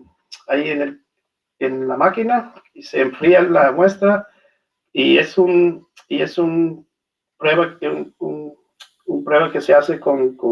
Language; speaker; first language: Spanish; non-native, learner; English